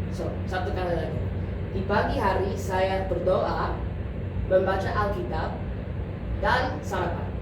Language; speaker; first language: Indonesian; non-native, learner; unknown